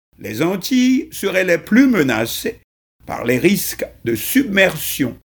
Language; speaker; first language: French; non-native, local second language; Haitian Creole